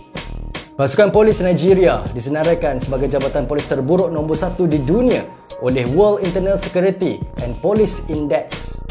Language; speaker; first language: Malay; native; Malay